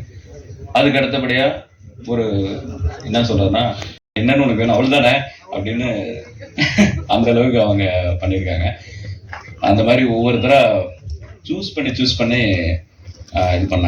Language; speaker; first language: Tamil; native; Tamil